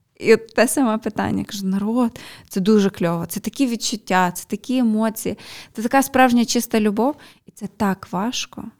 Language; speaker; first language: Ukrainian; native; Ukrainian